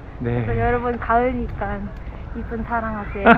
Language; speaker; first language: Korean; non-native, fluent; Filipino